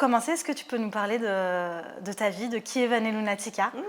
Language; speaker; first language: French; native; French